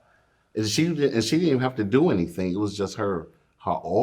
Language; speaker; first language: English; native; English